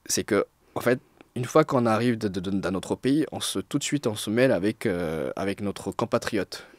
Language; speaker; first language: French; non-native, fluent; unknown